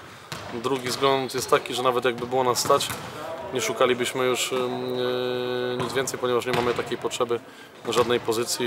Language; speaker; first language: Polish; native; Polish